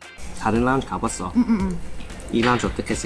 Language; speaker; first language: Korean; non-native, learner; English